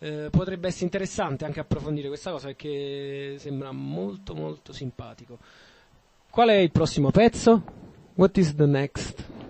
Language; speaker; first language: Italian; native; Italian